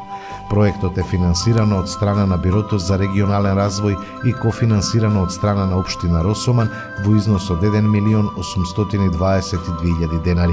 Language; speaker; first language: Macedonian; native; Macedonian